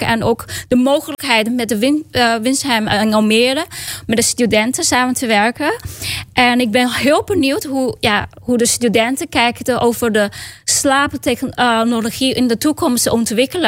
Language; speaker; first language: Dutch; non-native, learner; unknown